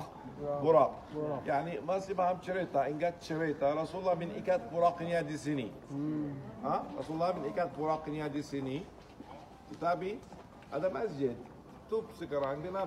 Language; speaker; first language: Indonesian; non-native, fluent; Arabic